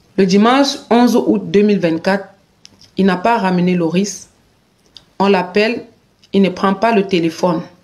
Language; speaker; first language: French; non-native, local second language; Lingala